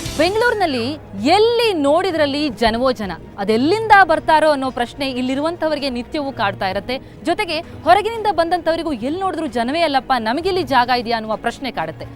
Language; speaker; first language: Kannada; native; Kannada